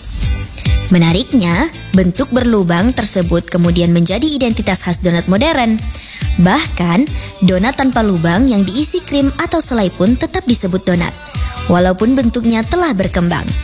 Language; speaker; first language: Indonesian; native; Indonesian